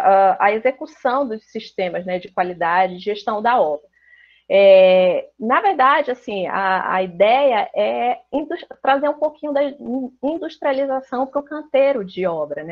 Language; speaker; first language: Portuguese; native; Portuguese